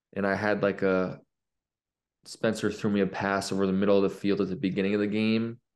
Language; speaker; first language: English; native; English